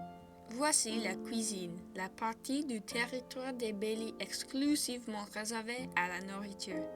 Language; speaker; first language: French; non-native, fluent; English